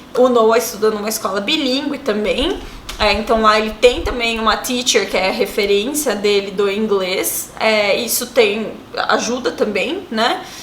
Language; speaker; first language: Portuguese; native; Portuguese